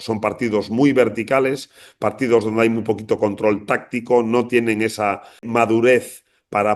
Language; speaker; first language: Spanish; native; Spanish